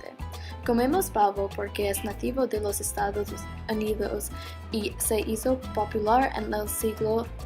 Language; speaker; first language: Spanish; non-native, learner; English